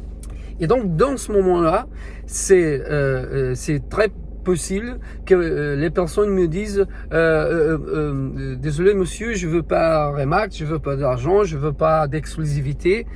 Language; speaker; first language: French; non-native, learner; Portuguese